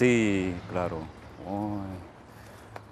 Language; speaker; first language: Spanish; non-native, learner; Korean